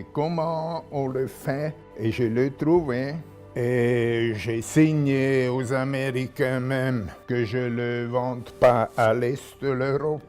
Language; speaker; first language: French; non-native, local second language; German